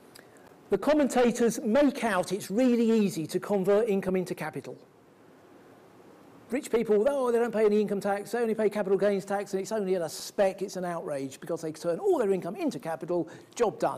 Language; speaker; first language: English; native; English